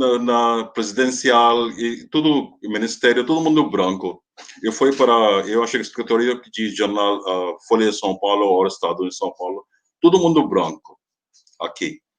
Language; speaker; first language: Portuguese; non-native, fluent; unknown